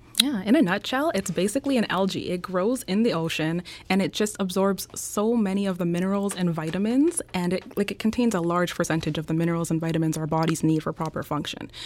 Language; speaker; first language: English; native; English